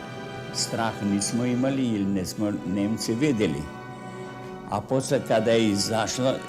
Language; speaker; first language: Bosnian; non-native, fluent; Russian